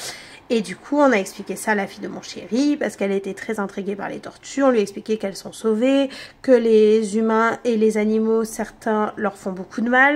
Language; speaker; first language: French; native; French